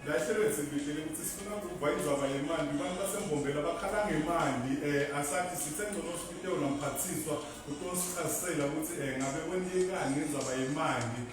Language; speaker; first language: Zulu; non-native, local second language; Swati